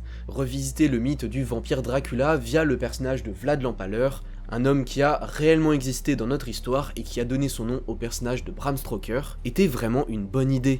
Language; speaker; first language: French; native; French